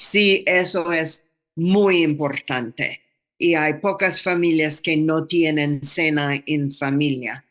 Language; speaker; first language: Spanish; non-native, fluent; English